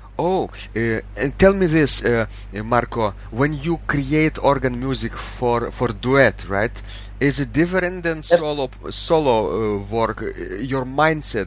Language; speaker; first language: English; non-native, fluent; Lithuanian